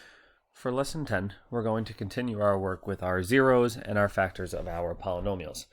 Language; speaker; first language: English; native; English